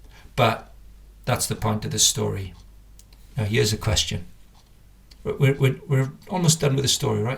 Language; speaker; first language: English; native; English